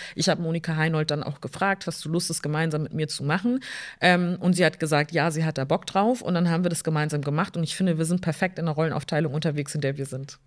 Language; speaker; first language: German; early bilingual, other home language; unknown